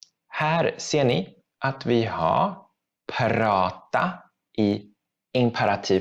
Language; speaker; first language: Swedish; non-native, fluent; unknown